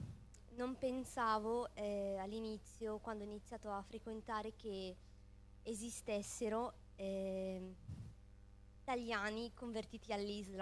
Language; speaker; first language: Italian; early bilingual, other home language; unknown